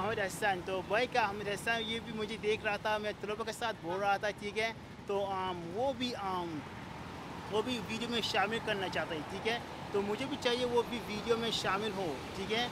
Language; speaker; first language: Hindi; non-native, learner; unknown